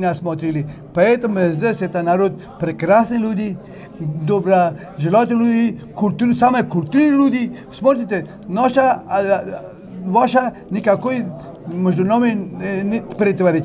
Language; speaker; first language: Russian; non-native, learner; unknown